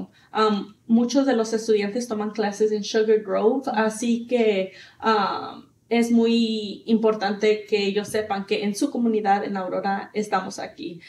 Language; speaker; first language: Spanish; early bilingual, heritage; Spanish